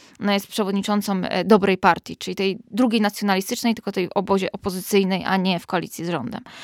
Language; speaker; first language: Polish; native; Polish